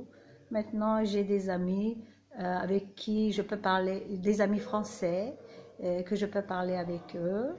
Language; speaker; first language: French; non-native, fluent; Turkish